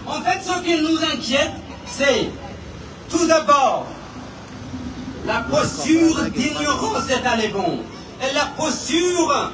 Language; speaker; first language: French; non-native, fluent; Persian